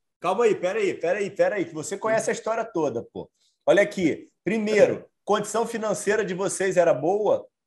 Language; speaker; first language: Portuguese; native; Portuguese